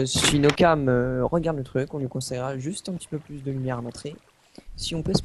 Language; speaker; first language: French; native; French